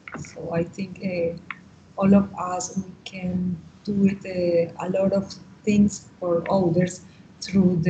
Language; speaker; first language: English; non-native, learner; Spanish